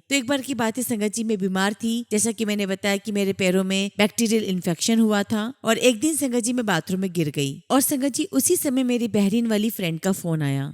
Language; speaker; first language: Hindi; native; Hindi